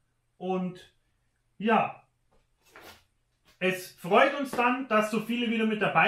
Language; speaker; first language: German; native; German